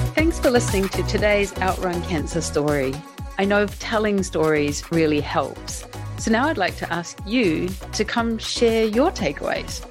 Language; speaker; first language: English; native; English